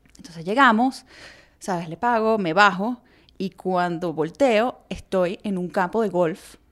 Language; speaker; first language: Spanish; native; Spanish